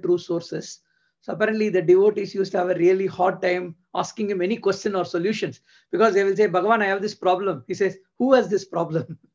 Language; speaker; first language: English; non-native, local second language; Tamil